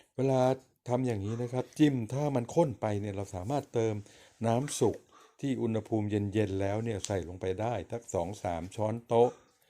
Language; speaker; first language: Thai; native; Thai